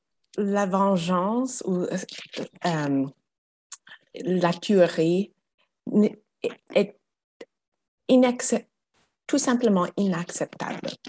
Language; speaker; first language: French; non-native, fluent; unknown